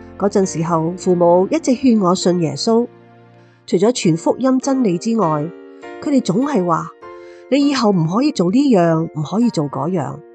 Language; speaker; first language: Chinese; non-native, local second language; Cantonese